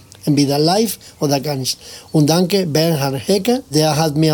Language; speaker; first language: German; non-native, fluent; Spanish